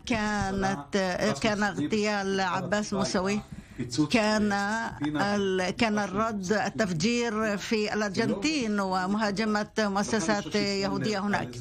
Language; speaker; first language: Arabic; non-native, fluent; Hebrew